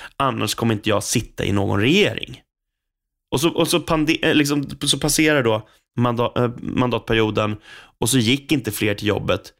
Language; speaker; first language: Swedish; native; Swedish